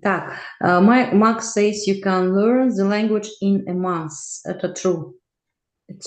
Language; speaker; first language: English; non-native, learner; Russian